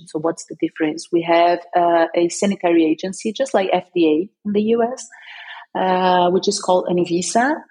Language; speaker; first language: English; non-native, fluent; Portuguese